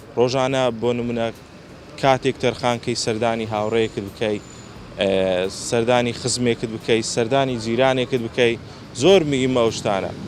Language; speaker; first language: Central Kurdish; native; Central Kurdish